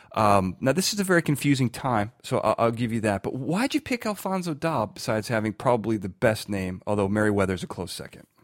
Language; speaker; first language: English; native; English